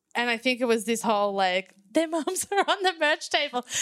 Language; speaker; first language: English; native; English